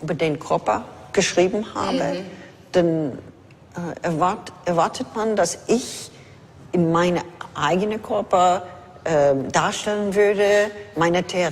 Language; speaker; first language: German; non-native, fluent; English